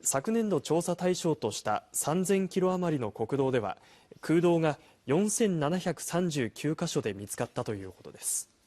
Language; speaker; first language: Japanese; native; Japanese